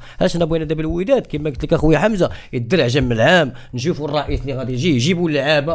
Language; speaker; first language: Arabic; native; Arabic